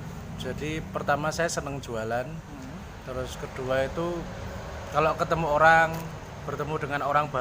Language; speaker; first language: Indonesian; native; Indonesian